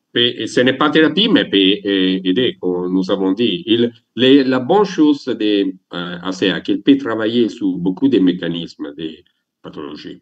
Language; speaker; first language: French; non-native, learner; Italian